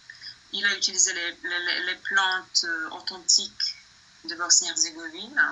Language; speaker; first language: French; non-native, fluent; Bosnian